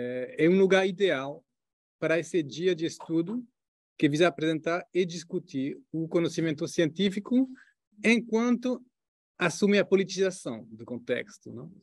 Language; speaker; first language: Portuguese; non-native, fluent; French